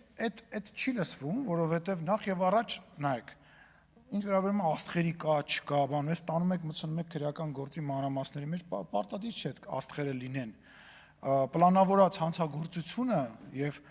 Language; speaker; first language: Armenian; native; Armenian